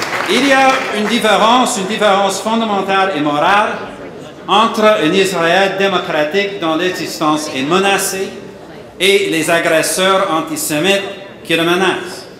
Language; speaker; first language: French; non-native, fluent; English